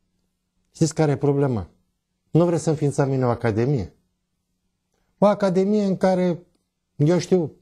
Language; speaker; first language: Romanian; native; Romanian